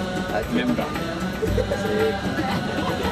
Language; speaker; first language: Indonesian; non-native, learner; Arabic